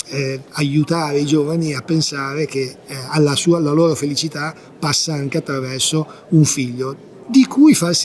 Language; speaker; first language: Italian; native; Italian